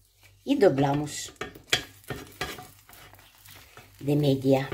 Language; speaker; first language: Spanish; non-native, learner; Ukrainian